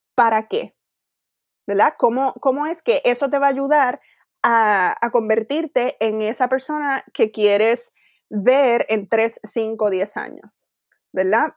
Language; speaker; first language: Spanish; native; Spanish